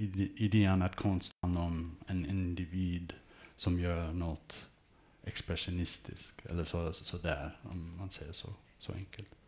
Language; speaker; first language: Swedish; early bilingual, heritage; English